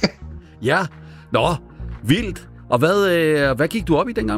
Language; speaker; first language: Danish; native; Danish